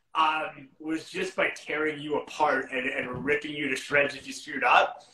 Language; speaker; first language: English; native; English